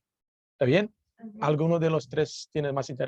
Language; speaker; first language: Spanish; non-native, learner; English